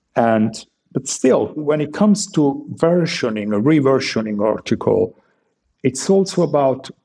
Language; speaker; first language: English; non-native, fluent; Italian